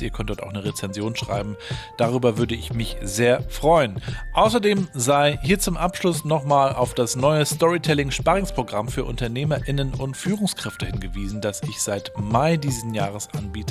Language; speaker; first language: German; native; German